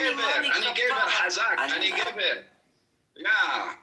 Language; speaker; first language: Hebrew; non-native, learner; English